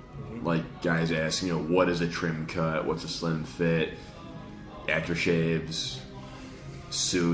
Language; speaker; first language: English; native; English